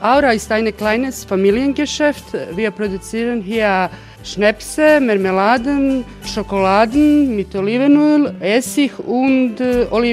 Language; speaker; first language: German; non-native, fluent; Croatian